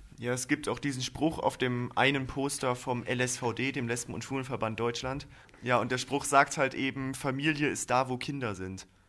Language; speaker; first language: German; native; German